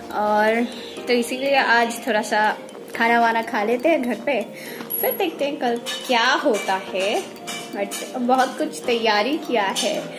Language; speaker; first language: Hindi; non-native, local second language; Bangla